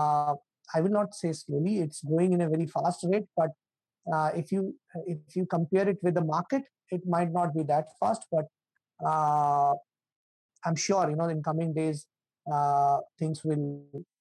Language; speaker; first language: English; non-native, local second language; Bangla